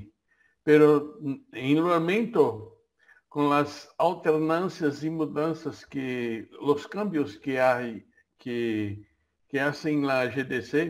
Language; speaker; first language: Spanish; non-native, learner; Portuguese